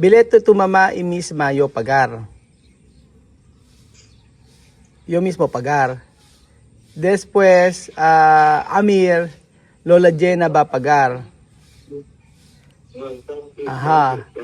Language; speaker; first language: Spanish; non-native, learner; Filipino